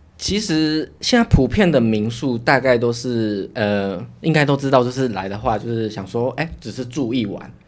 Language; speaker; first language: Chinese; native; Chinese